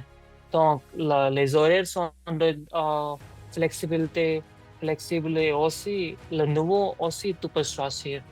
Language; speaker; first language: French; non-native, learner; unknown